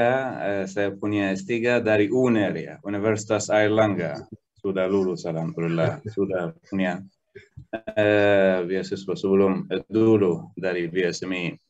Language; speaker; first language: Indonesian; non-native, learner; Arabic